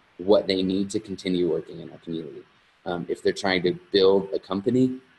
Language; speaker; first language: English; native; English